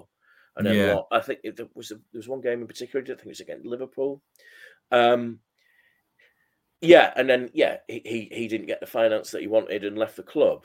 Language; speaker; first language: English; native; English